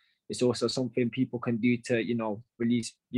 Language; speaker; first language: English; native; English